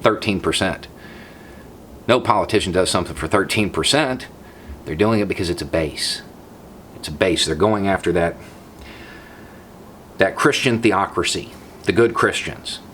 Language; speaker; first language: English; native; English